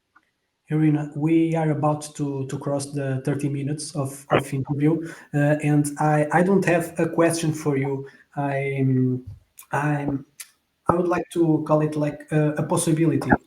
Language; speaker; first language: English; non-native, fluent; Portuguese